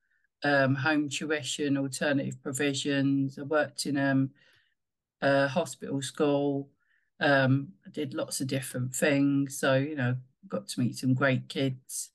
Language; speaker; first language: English; native; English